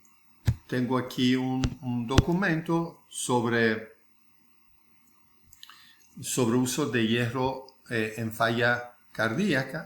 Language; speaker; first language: Spanish; non-native, fluent; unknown